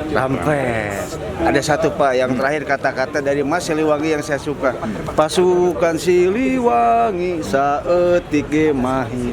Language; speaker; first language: Indonesian; native; Indonesian